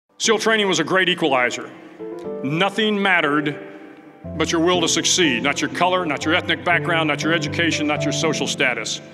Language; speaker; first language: English; native; English